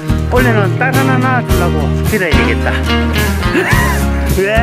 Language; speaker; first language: Korean; native; Korean